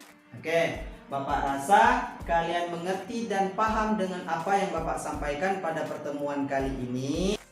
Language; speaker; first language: Indonesian; native; Indonesian